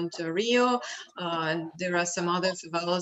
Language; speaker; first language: English; non-native, fluent; Russian